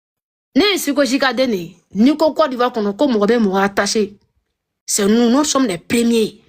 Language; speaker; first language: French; non-native, local second language; Dyula